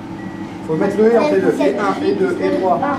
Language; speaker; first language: French; native; French